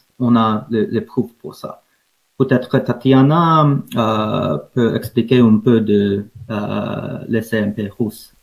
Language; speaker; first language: French; non-native, learner; English